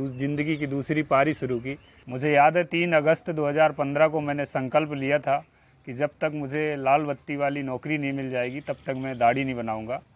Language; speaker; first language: Hindi; native; Hindi